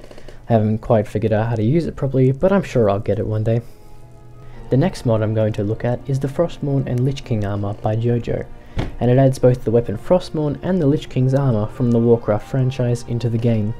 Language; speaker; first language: English; native; English